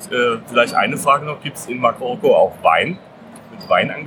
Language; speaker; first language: German; native; German